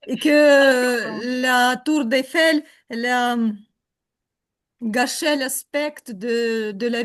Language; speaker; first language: French; non-native, learner; Ukrainian